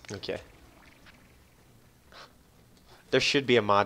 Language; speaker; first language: English; native; English